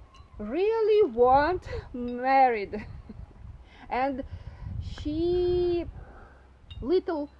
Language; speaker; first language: English; non-native, learner; Russian